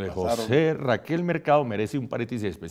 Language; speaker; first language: Spanish; native; Spanish